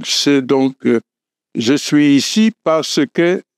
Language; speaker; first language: French; non-native, fluent; Polish